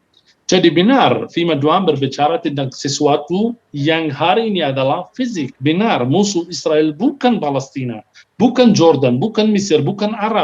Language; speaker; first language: Indonesian; non-native, fluent; Hebrew